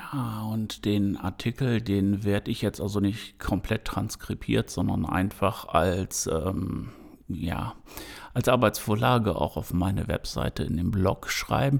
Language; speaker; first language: German; native; German